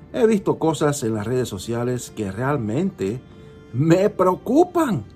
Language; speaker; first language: Spanish; early bilingual, heritage; Spanish